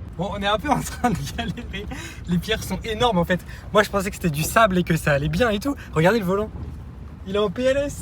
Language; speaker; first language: French; native; French